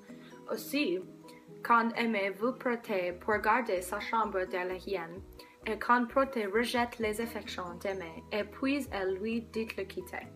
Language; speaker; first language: French; non-native, learner; English